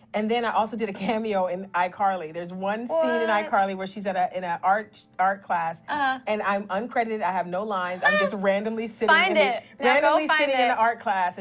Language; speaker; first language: English; native; English